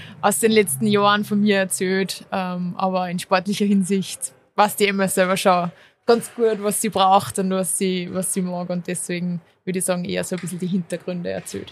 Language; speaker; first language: German; native; German